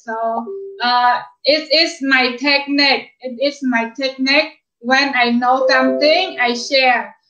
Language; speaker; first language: English; non-native, fluent; Khmer